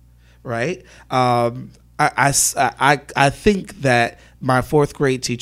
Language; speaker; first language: English; native; English